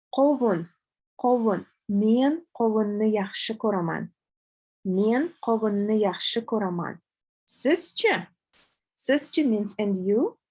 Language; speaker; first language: Uzbek; native; Uzbek